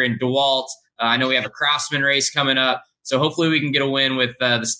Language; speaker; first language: English; native; English